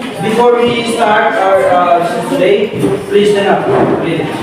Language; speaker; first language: English; non-native, learner; Indonesian